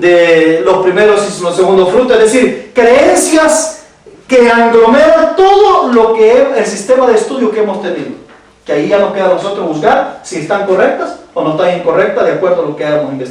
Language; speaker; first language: Spanish; native; Spanish